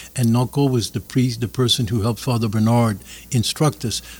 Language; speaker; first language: English; early bilingual, other home language; French